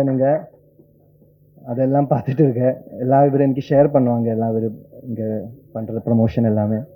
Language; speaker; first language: Tamil; non-native, learner; Malayalam